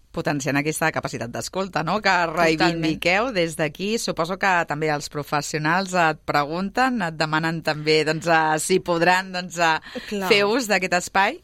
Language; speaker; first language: Catalan; native; Catalan